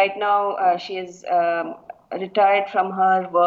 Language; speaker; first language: English; non-native, local second language; Kannada